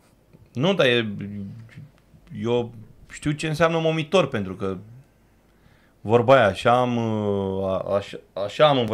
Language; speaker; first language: Romanian; native; Romanian